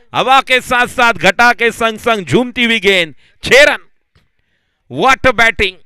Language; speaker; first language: Hindi; non-native, local second language; Marathi